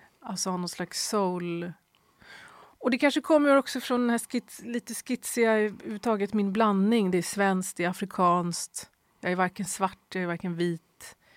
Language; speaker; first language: Swedish; native; Swedish